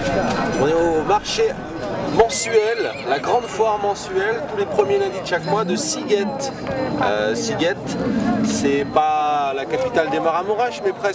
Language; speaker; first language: French; native; French